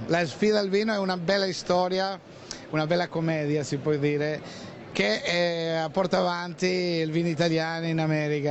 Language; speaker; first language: Italian; non-native, fluent; Spanish